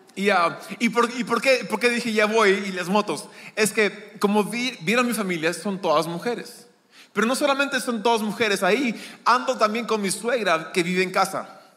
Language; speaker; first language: Spanish; native; Spanish